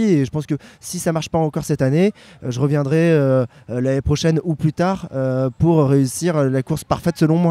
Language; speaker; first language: French; native; French